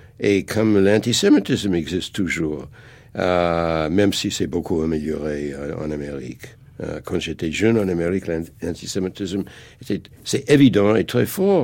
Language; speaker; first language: French; non-native, fluent; English